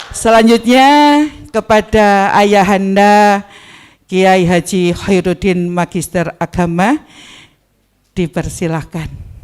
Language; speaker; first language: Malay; non-native, local second language; Javanese